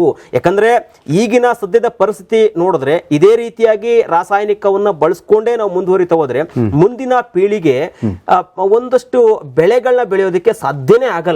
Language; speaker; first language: Kannada; native; Kannada